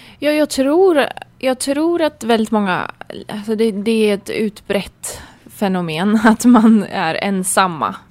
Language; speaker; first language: Swedish; early bilingual, other home language; Persian